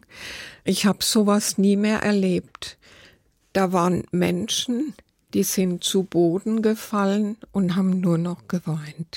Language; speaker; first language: German; native; German